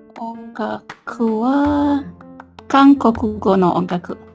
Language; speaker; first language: Japanese; non-native, learner; Malay